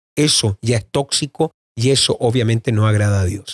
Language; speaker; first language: Spanish; native; Spanish